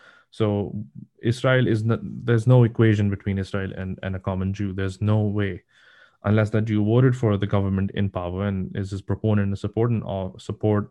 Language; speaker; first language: English; non-native, local second language; Urdu